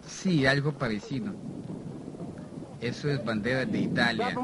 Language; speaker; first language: Spanish; non-native, fluent; Russian